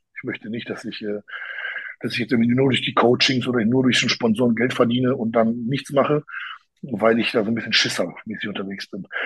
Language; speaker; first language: German; early bilingual, other home language; Polish